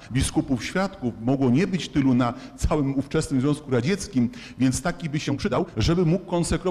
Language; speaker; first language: Polish; native; Polish